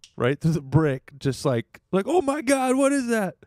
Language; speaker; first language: English; native; English